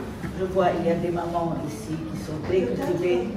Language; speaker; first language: French; non-native, local second language; Arabic